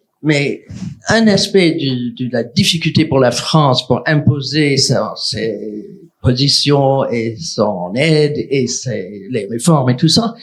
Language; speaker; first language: French; non-native, fluent; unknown